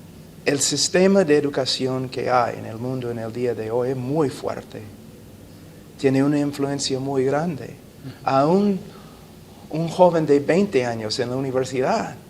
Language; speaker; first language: Spanish; non-native, fluent; English